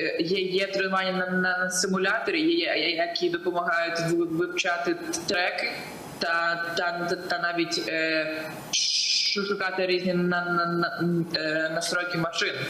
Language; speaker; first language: Ukrainian; non-native, local second language; Russian